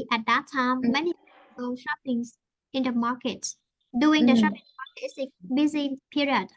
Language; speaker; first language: English; non-native, fluent; Vietnamese